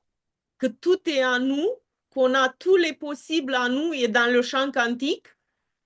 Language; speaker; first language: French; non-native, fluent; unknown